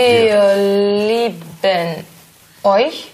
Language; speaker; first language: German; non-native, learner; Russian